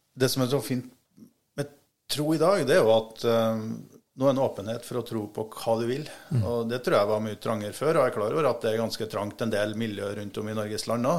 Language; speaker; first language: Norwegian; native; Norwegian